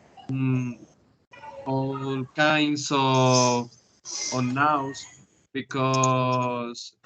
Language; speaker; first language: English; non-native, learner; Spanish